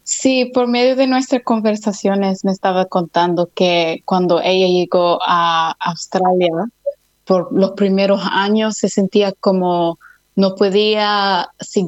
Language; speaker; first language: Spanish; early bilingual, other home language; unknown